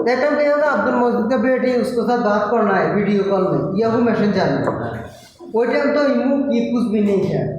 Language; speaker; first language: Hindi; non-native, learner; Bangla